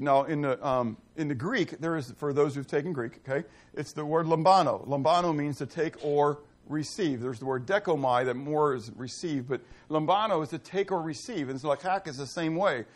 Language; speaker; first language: English; native; English